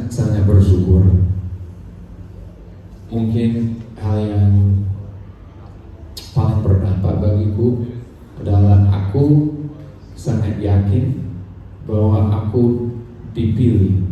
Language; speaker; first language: Indonesian; non-native, fluent; English